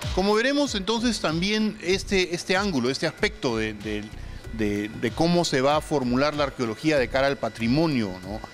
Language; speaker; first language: Spanish; native; Spanish